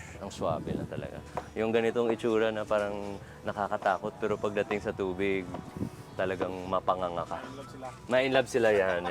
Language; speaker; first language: Filipino; non-native, local second language; Hiligaynon